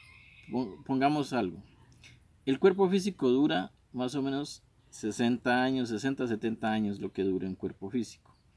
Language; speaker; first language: Spanish; native; Spanish